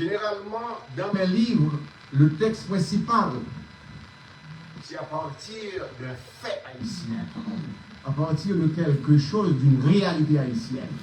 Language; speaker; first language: French; non-native, local second language; Haitian Creole